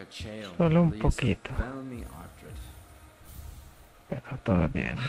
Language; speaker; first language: Spanish; non-native, fluent; Filipino